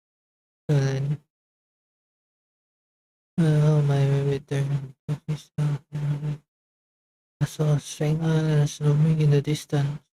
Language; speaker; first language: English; non-native, learner; Thai